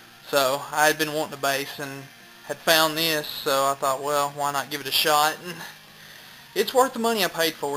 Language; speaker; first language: English; native; English